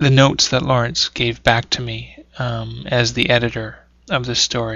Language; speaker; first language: English; native; English